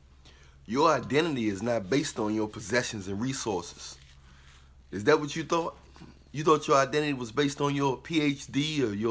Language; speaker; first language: English; native; English